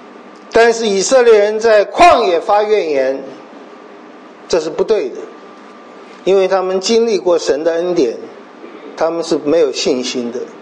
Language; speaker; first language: Chinese; native; Chinese